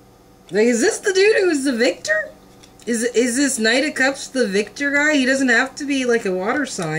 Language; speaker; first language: English; native; English